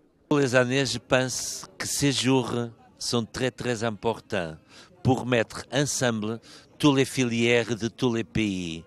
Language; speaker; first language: French; non-native, fluent; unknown